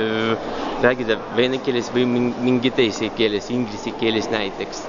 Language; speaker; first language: Estonian; non-native, local second language; Russian